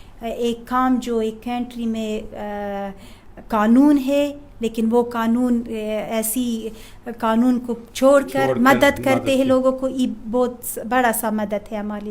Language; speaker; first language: Hindi; non-native, fluent; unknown